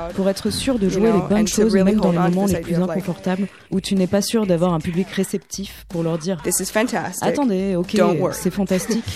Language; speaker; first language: French; non-native, fluent; English